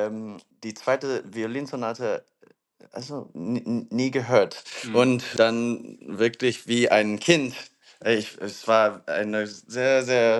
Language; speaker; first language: German; non-native, fluent; English